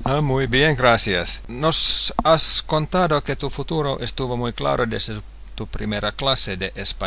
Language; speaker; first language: Spanish; non-native, fluent; Finnish